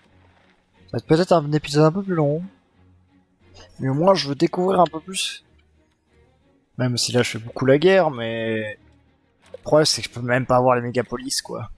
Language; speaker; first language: French; native; French